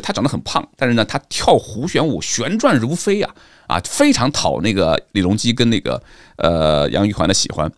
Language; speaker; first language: Chinese; native; Chinese